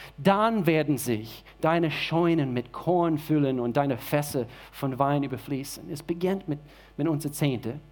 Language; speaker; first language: German; non-native, fluent; English